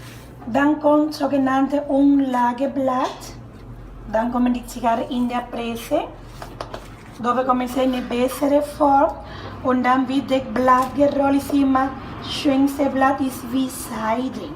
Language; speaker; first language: German; non-native, fluent; Spanish